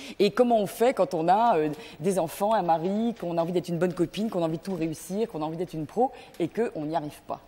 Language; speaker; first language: French; native; French